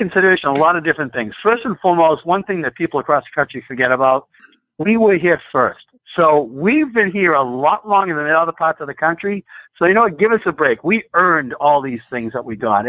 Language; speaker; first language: English; native; English